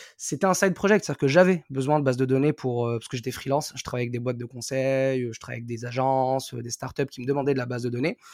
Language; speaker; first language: French; non-native, local second language; Arabic